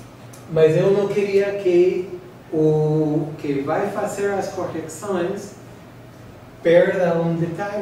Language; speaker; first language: Portuguese; non-native, fluent; English